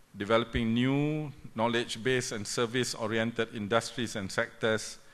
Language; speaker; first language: English; non-native, local second language; Malay